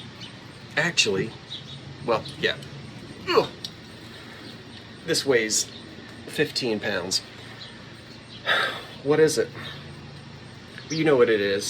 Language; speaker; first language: English; native; English